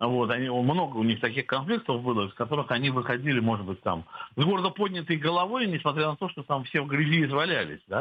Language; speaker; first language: Russian; native; Russian